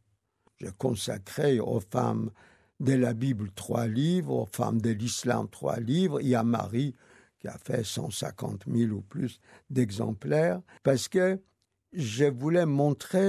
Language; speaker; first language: French; non-native, fluent; Yiddish